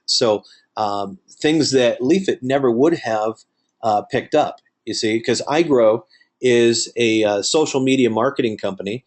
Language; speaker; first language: English; native; English